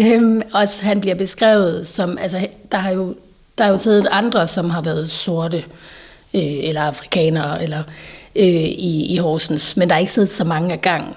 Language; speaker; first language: Danish; native; Danish